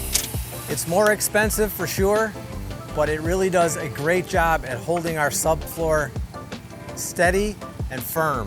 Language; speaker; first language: English; native; English